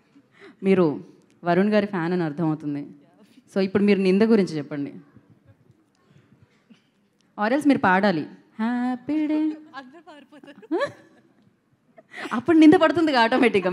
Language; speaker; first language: Telugu; native; Telugu